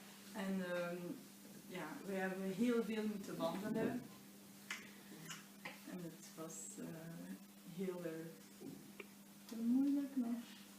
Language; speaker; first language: Dutch; non-native, learner; French